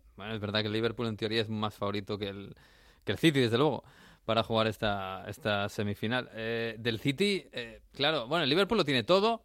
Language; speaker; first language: Spanish; native; Spanish